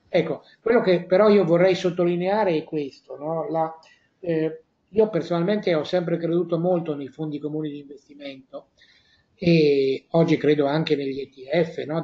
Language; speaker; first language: Italian; native; Italian